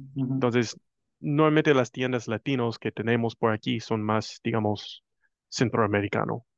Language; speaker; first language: Spanish; non-native, fluent; English